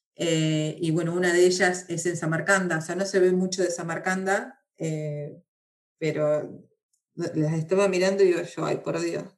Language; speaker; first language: Spanish; native; Spanish